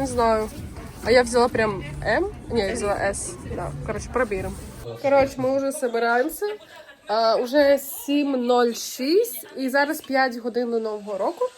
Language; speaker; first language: Ukrainian; native; Ukrainian